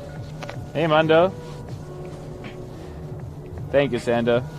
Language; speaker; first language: English; native; English